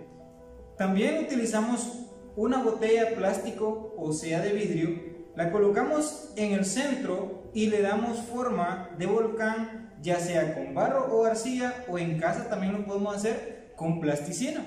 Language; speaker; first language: Spanish; native; Spanish